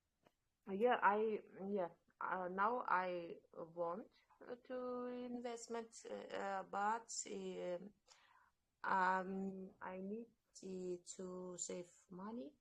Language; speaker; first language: English; non-native, learner; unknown